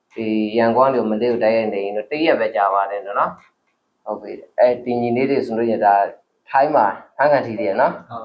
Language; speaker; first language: Burmese; native; Burmese